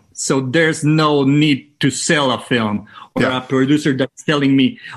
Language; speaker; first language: English; non-native, fluent; Spanish